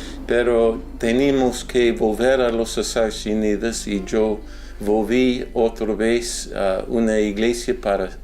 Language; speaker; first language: Spanish; non-native, fluent; English